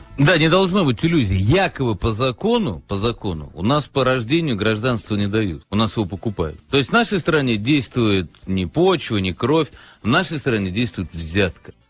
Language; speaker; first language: Russian; native; Russian